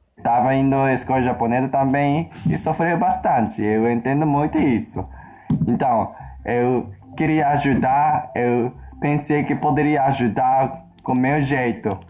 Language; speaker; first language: Portuguese; non-native, fluent; Japanese